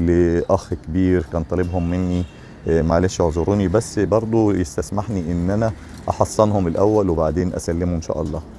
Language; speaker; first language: Arabic; native; Arabic